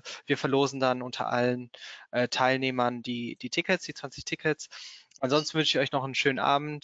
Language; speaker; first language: German; native; German